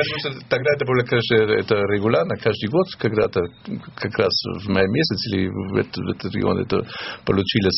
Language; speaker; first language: Russian; non-native, fluent; German